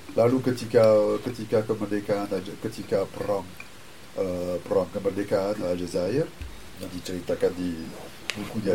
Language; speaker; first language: Indonesian; non-native, fluent; French